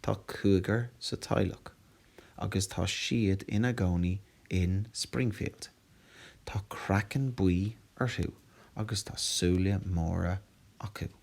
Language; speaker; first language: Irish; non-native, local second language; English